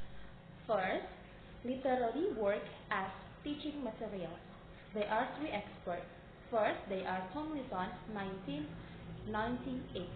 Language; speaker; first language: English; non-native, learner; Indonesian